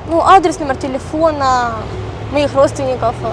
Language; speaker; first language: Russian; native; Russian